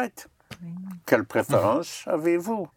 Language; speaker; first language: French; non-native, fluent; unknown